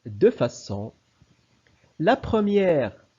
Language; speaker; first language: French; non-native, local second language; Arabic